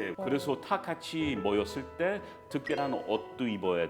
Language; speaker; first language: Korean; non-native, fluent; English